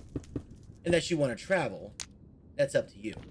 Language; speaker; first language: English; native; English